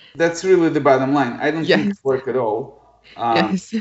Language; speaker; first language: English; non-native, fluent; Ukrainian